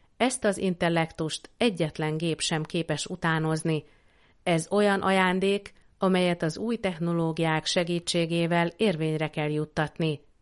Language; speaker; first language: Hungarian; native; Hungarian